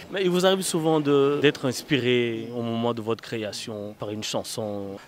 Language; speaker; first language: French; non-native, local second language; Bambara